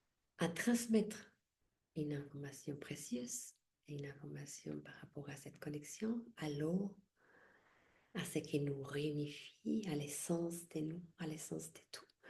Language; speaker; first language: French; non-native, fluent; Spanish